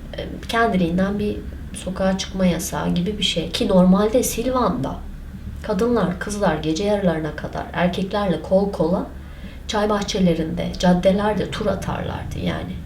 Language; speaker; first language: Turkish; non-native, local second language; Kurdish